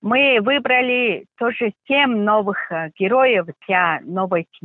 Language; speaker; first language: Russian; non-native, fluent; Mongolian